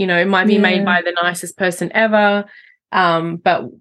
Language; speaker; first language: English; native; English